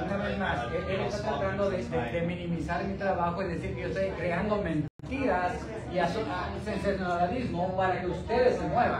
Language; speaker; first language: Spanish; native; Spanish